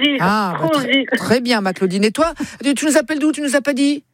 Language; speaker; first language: French; native; French